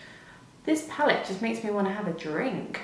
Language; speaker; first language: English; native; English